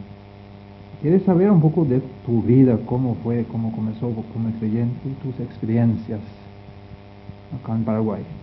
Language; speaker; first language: Spanish; non-native, fluent; Norwegian